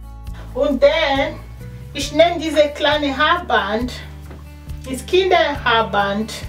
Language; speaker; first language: German; non-native, learner; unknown